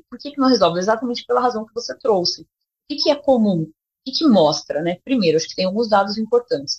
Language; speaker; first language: Portuguese; native; Portuguese